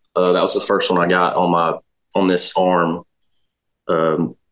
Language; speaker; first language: English; native; English